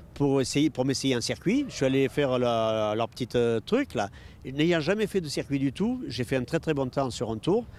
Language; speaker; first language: French; native; French